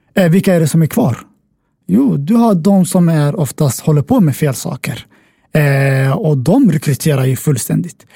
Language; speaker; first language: Swedish; early bilingual, other home language; Somali